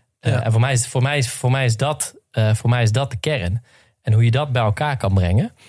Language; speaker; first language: Dutch; native; Dutch